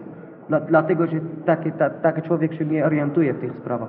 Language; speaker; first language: Polish; non-native, learner; Arabic